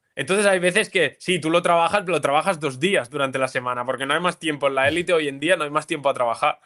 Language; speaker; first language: Spanish; native; Spanish